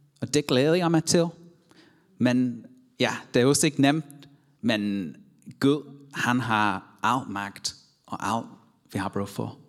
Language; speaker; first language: Danish; non-native, learner; English